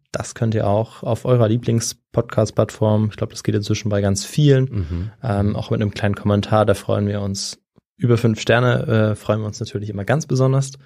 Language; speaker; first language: German; native; German